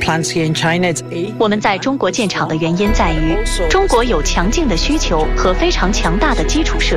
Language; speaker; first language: Chinese; native; Chinese